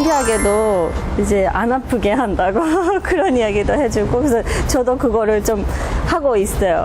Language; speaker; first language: Korean; non-native, fluent; English